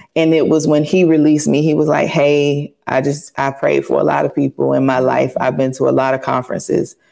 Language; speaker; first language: English; native; English